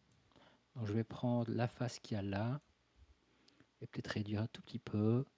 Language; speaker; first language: French; native; French